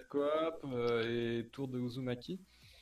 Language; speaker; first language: French; native; French